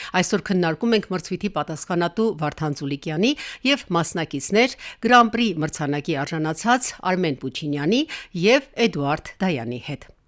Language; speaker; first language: Armenian; native; Armenian